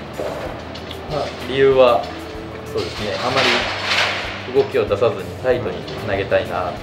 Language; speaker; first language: Japanese; native; Japanese